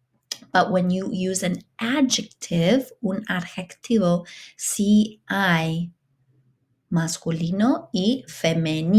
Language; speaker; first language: Spanish; non-native, fluent; English